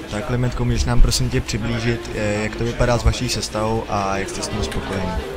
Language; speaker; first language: Czech; native; Czech